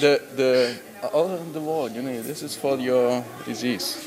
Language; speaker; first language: English; non-native, fluent; German